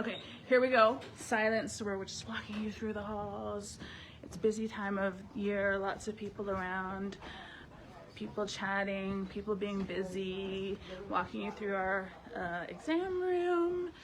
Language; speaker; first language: English; native; English